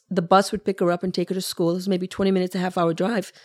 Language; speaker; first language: English; early bilingual, other home language; Spanish